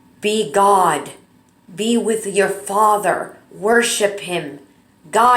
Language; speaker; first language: English; native; English